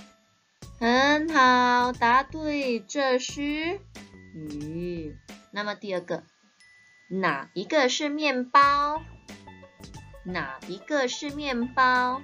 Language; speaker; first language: Chinese; native; Chinese